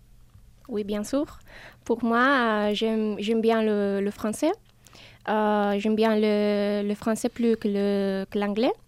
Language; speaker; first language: French; non-native, fluent; Spanish